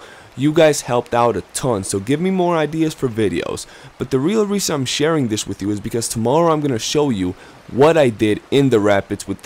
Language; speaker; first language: English; native; English